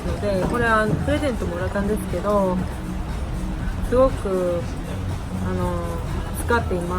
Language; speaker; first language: Japanese; non-native, fluent; Korean